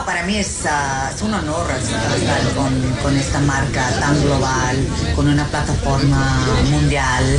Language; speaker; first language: Spanish; early bilingual, heritage; English